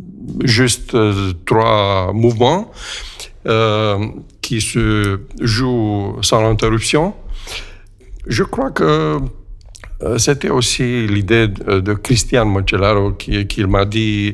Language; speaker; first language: French; non-native, fluent; Romanian